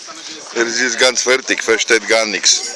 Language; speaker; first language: German; non-native, learner; Thai